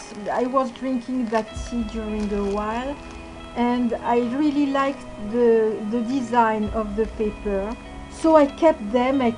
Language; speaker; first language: English; non-native, fluent; French